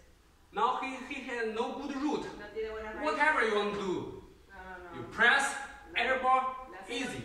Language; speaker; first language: English; non-native, learner; Chinese